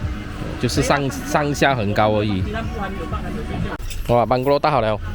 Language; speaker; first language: Chinese; native; Chinese